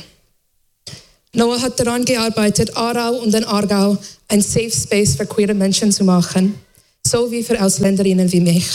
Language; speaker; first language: German; non-native, fluent; English